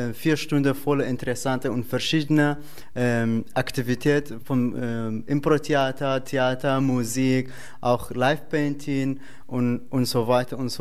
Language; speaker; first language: German; non-native, learner; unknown